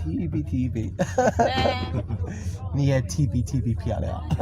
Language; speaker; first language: Chinese; non-native, fluent; English